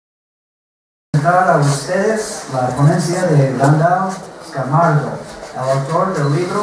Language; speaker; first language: Spanish; non-native, fluent; English